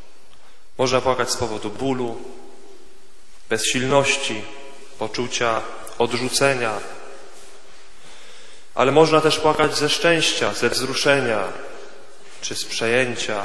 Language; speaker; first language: Polish; native; Polish